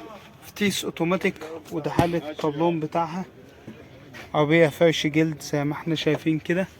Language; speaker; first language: Arabic; native; Arabic